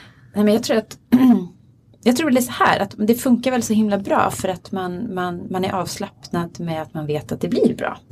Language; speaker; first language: Swedish; native; Swedish